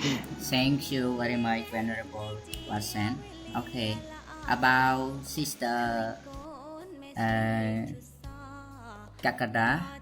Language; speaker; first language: English; non-native, learner; Khmer